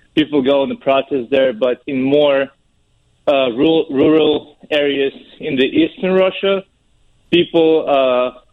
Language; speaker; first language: English; non-native, fluent; Russian